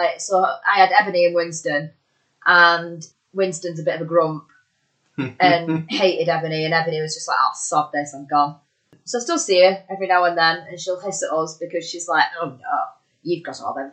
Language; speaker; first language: English; native; English